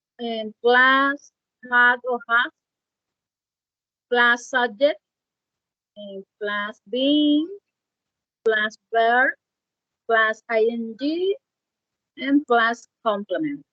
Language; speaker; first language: English; non-native, learner; Spanish